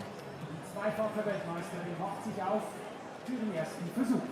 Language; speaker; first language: German; native; German